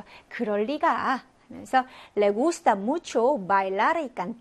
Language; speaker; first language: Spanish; non-native, fluent; Korean